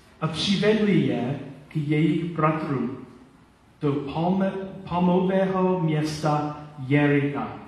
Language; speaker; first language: Czech; non-native, learner; Polish